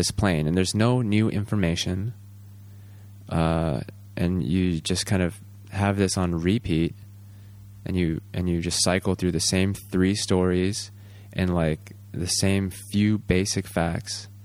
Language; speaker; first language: English; native; English